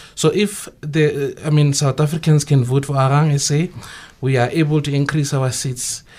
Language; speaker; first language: English; non-native, local second language; Northern Sotho